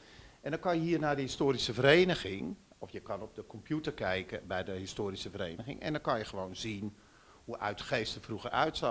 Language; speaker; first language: Dutch; native; Dutch